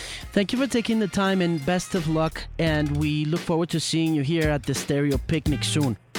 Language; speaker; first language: English; non-native, fluent; Spanish